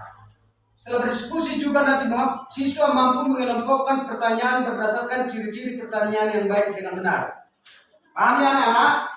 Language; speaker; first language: Indonesian; native; Indonesian